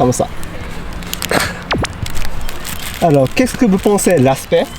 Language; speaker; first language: French; non-native, learner; Japanese